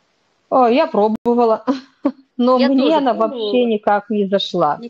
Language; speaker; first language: Russian; native; Russian